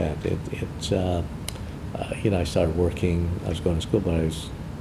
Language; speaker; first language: English; native; English